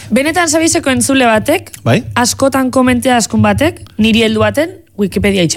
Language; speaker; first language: Basque; native; Basque